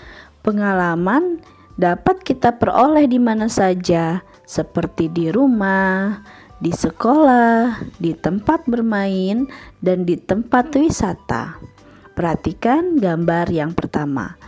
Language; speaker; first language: Indonesian; native; Indonesian